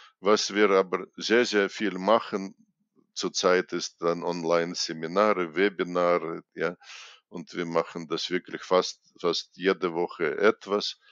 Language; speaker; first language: German; non-native, fluent; Russian